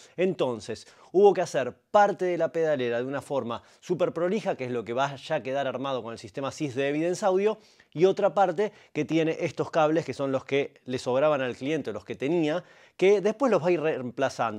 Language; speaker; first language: Spanish; native; Spanish